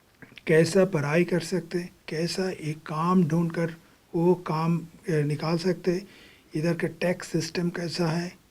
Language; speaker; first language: Hindi; non-native, local second language; Bangla